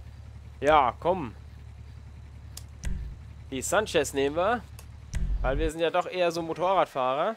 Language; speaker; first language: German; native; German